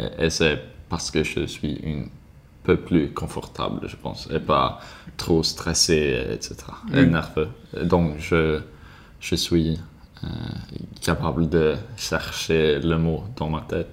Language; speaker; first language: French; non-native, learner; Swedish